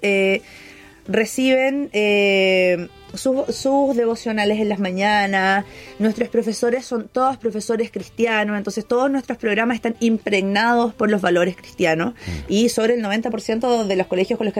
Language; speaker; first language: Spanish; native; Spanish